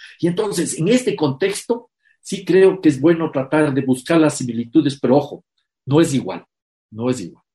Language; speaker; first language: Spanish; native; Spanish